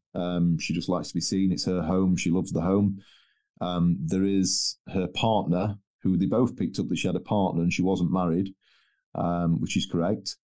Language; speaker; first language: English; native; English